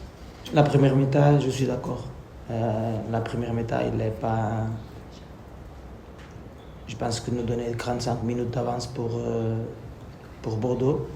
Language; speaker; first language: French; non-native, learner; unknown